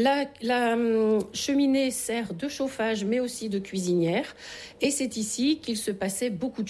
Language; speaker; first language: French; native; French